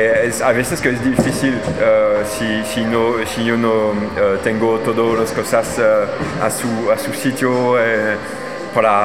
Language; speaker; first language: Spanish; non-native, learner; French